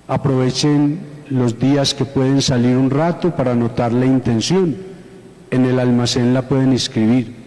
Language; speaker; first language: Spanish; native; Spanish